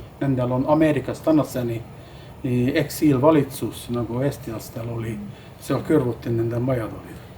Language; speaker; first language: Estonian; non-native, fluent; Hungarian